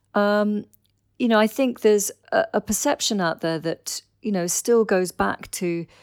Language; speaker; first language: English; native; English